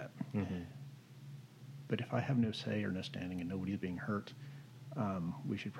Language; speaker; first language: English; native; English